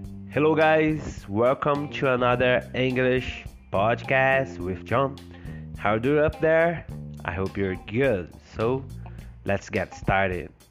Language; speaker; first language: English; non-native, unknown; Portuguese